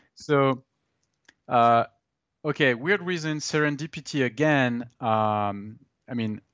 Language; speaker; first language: English; non-native, fluent; French